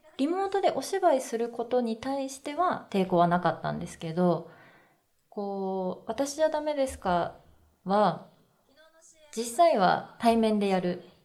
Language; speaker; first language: Japanese; native; Japanese